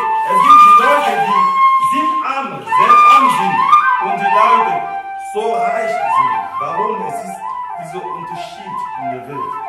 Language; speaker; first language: German; non-native, learner; French